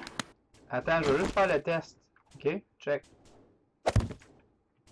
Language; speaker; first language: French; native; French